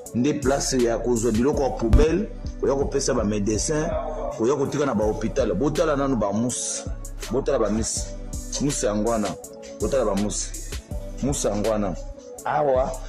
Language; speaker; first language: Lingala; non-native, local second language; Luba-Lulua